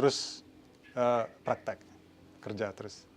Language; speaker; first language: Indonesian; non-native, local second language; Balinese